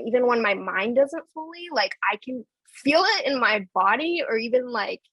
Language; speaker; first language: English; native; English